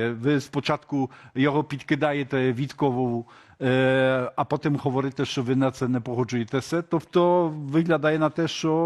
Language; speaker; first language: Polish; non-native, learner; Ukrainian